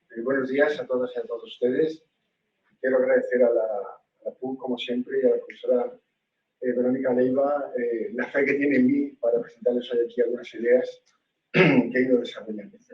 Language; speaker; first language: Spanish; native; Spanish